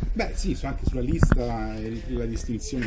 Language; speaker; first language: Italian; native; Italian